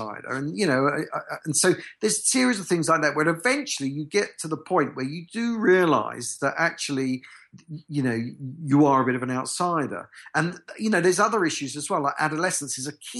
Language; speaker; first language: English; native; English